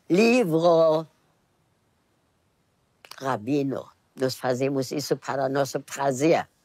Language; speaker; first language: Portuguese; non-native, fluent; German